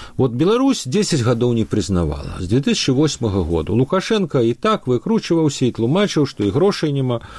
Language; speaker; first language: Belarusian; non-native, local second language; Russian